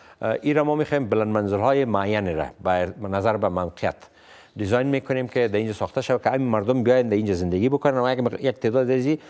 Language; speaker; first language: Persian; non-native, local second language; Pashto